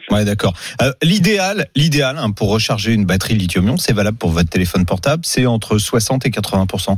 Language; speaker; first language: French; native; French